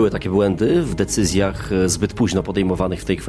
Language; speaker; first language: Polish; native; Polish